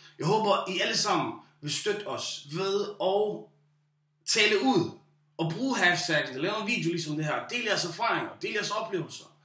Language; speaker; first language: Danish; early bilingual, other home language; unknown